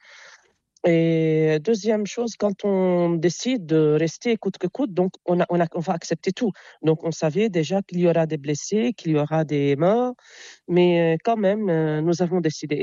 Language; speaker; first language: French; non-native, local second language; Arabic